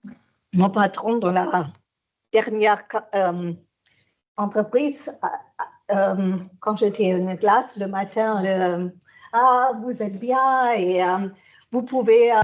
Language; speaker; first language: French; non-native, fluent; German